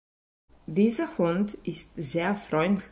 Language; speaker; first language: German; non-native, fluent; Serbian